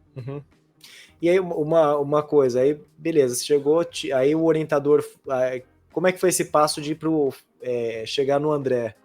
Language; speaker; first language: Portuguese; native; Portuguese